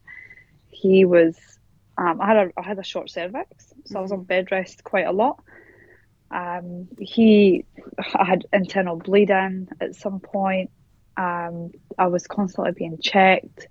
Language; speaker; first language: English; native; English